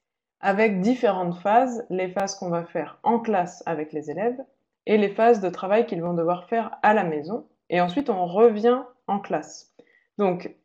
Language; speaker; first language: French; native; French